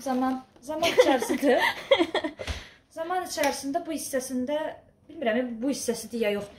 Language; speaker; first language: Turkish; non-native, learner; Azerbaijani